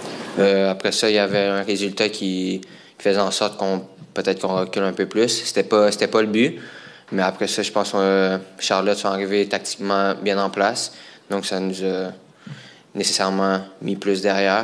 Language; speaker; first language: French; native; French